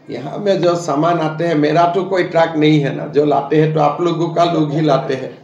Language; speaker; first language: Hindi; non-native, local second language; Assamese